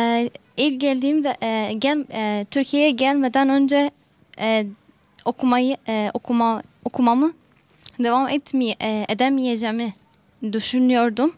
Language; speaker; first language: Turkish; non-native, fluent; Arabic